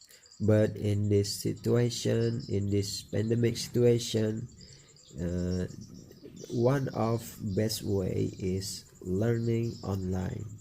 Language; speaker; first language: English; non-native, learner; Indonesian